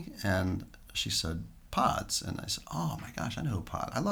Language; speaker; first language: English; native; English